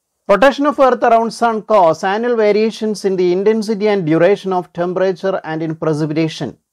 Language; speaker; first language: English; non-native, local second language; Malayalam